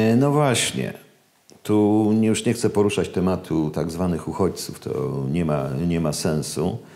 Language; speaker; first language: Polish; native; Polish